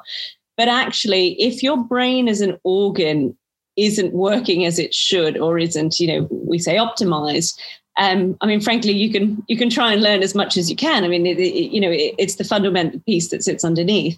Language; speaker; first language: English; native; English